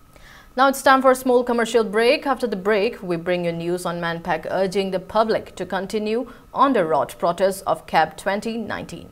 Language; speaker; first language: English; non-native, local second language; Manipuri